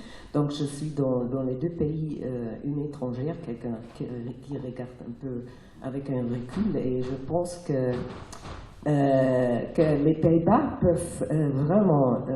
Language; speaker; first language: French; non-native, fluent; German